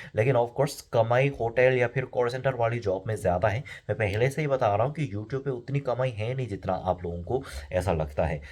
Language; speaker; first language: Hindi; non-native, fluent; Korean